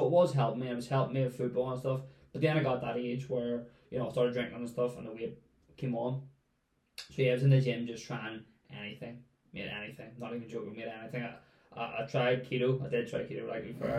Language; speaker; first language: English; native; English